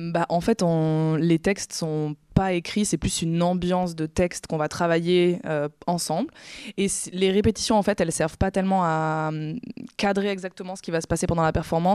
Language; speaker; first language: French; native; French